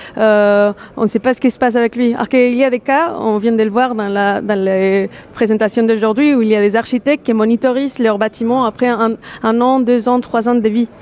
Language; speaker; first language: French; non-native, fluent; Spanish